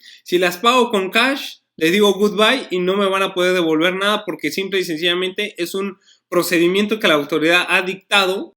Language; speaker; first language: Spanish; native; Spanish